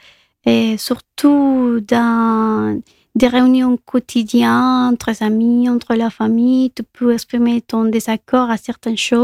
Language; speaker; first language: French; non-native, fluent; Spanish